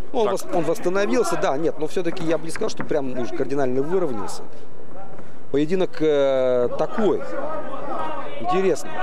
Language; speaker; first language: Russian; native; Russian